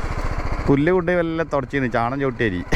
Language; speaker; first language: Malayalam; native; Malayalam